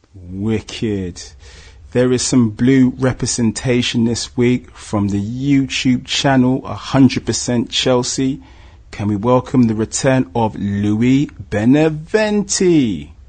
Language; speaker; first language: English; native; English